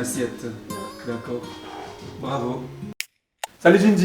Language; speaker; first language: French; non-native, learner; Korean